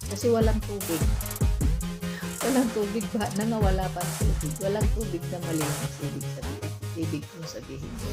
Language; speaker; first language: Filipino; non-native, local second language; Waray